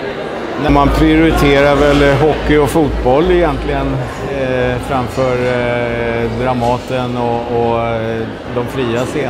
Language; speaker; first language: Swedish; native; Swedish